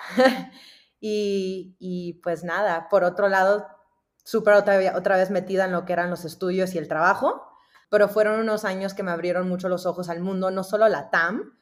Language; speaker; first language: Spanish; early bilingual, heritage; Spanish